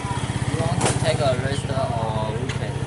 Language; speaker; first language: English; non-native, learner; Chinese